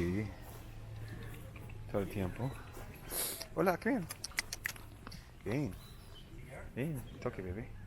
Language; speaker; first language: Spanish; non-native, learner; English